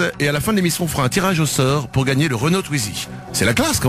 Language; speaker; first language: French; native; French